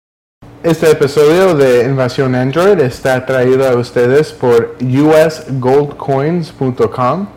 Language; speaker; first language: Spanish; early bilingual, heritage; English